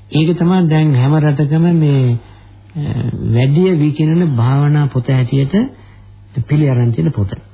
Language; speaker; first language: Sinhala; native; Sinhala